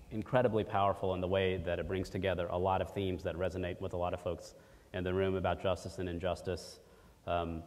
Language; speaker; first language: English; early bilingual, other home language; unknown